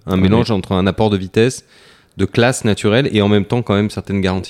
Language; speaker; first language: French; native; French